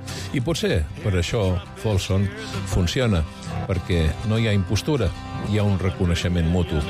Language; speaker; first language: Catalan; native; Catalan